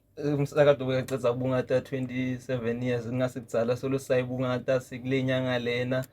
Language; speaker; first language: Zulu; native; Zulu